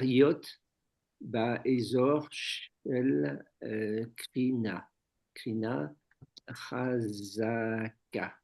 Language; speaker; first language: Hebrew; non-native, learner; French